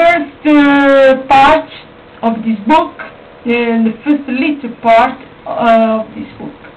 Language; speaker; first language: English; non-native, learner; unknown